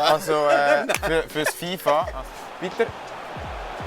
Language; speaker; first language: German; native; German